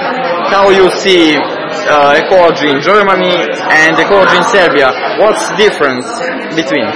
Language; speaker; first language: English; non-native, learner; Serbian